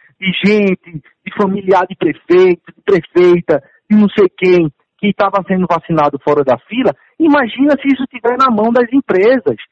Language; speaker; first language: Portuguese; native; Portuguese